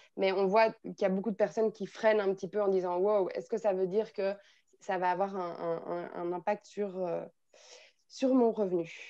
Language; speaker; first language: French; native; French